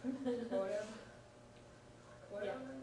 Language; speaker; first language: Japanese; non-native, learner; English